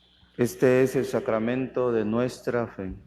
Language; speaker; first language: Spanish; native; Spanish